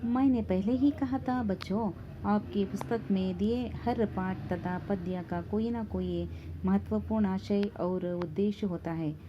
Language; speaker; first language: Hindi; non-native, local second language; Kannada